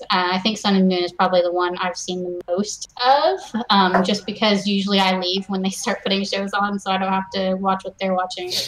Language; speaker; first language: English; native; English